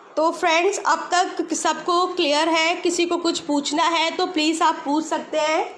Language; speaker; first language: Hindi; native; Hindi